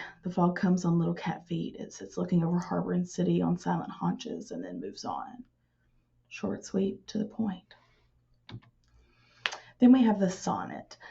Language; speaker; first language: English; native; English